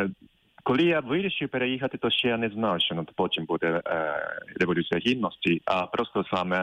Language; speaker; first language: Ukrainian; non-native, fluent; Japanese